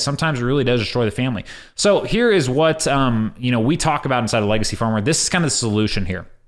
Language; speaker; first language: English; native; English